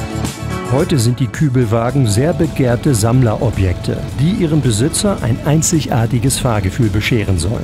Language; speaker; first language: German; native; German